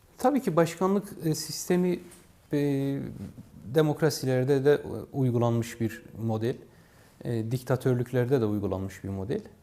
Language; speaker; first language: Turkish; non-native, local second language; Kurdish